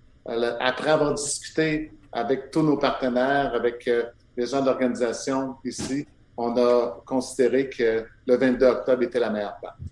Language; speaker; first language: French; native; French